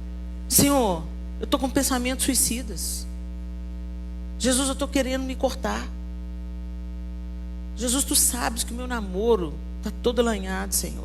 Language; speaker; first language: Portuguese; native; Portuguese